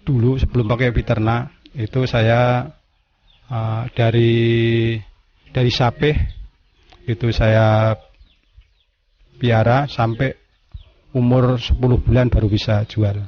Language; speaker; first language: Indonesian; non-native, local second language; Javanese